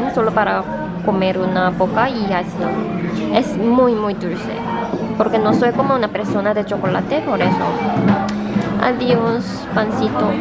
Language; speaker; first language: Spanish; non-native, learner; Korean